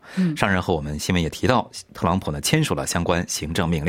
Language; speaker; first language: Chinese; native; Chinese